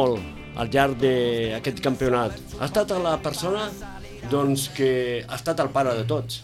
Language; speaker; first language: Catalan; native; Catalan